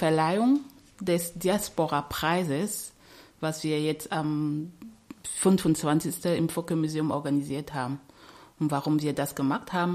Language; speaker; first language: German; non-native, fluent; French